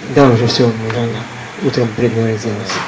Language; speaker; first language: Russian; native; Russian